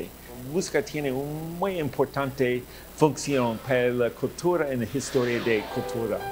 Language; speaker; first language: Spanish; non-native, learner; English